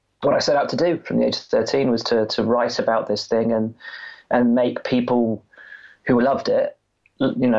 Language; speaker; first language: English; native; English